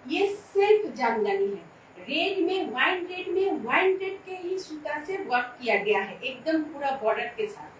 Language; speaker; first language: Hindi; non-native, local second language; Bangla